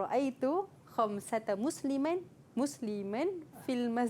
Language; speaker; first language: Arabic; non-native, learner; Malay